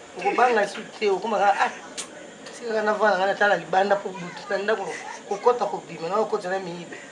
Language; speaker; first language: Lingala; non-native, local second language; Luba-Lulua